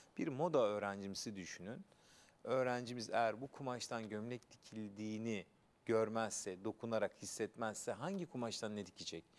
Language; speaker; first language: Turkish; native; Turkish